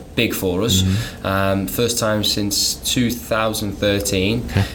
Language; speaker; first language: English; native; English